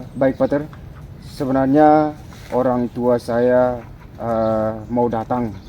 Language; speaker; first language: Indonesian; non-native, local second language; Batak Toba